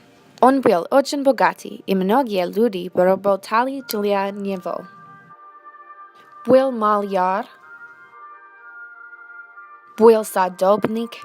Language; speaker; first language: Russian; non-native, learner; English